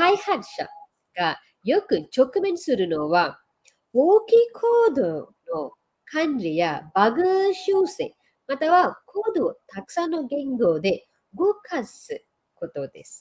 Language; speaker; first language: Japanese; non-native, fluent; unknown